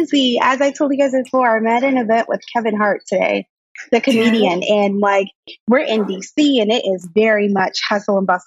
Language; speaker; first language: English; native; English